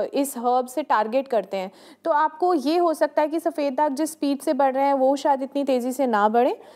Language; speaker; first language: Hindi; native; Hindi